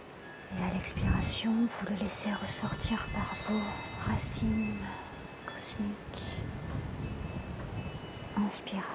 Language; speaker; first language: French; native; French